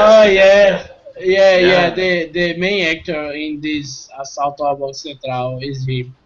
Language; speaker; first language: English; non-native, fluent; Portuguese